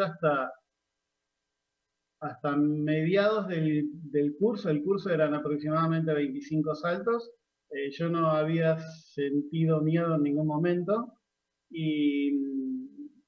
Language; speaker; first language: Spanish; native; Spanish